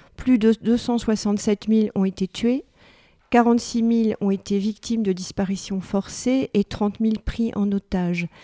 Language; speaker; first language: French; native; French